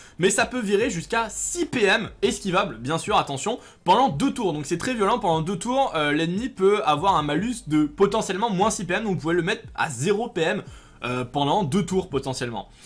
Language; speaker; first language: French; native; French